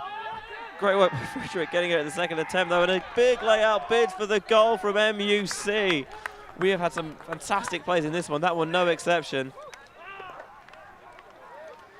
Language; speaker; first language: English; native; English